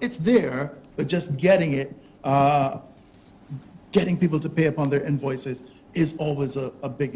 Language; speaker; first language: English; native; English